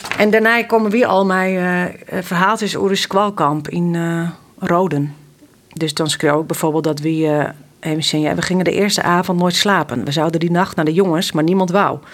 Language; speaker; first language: Dutch; non-native, local second language; Western Frisian